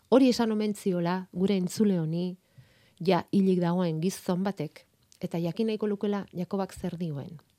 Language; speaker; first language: Basque; native; Basque